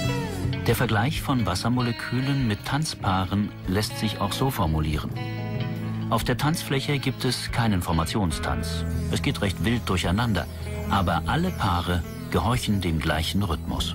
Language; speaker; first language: German; native; German